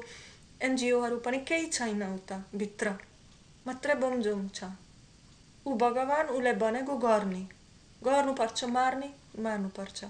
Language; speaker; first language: Nepali; non-native, learner; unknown